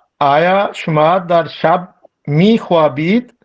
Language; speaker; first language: Persian; non-native, learner; Urdu